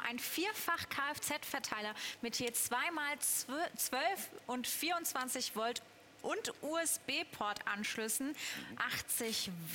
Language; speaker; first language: German; native; German